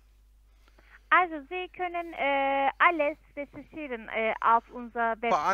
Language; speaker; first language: German; non-native, fluent; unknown